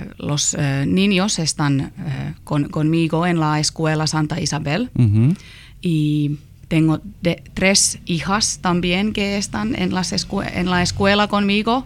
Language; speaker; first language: Spanish; non-native, learner; Finnish